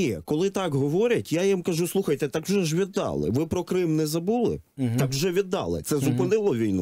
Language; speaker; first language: Ukrainian; native; Ukrainian